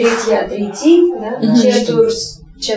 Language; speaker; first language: Latvian; non-native, learner; Russian